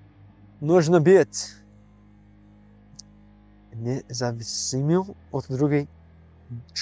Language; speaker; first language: Russian; non-native, learner; English